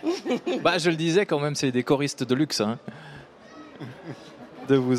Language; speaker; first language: French; native; French